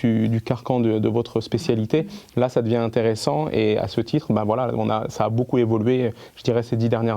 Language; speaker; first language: French; native; French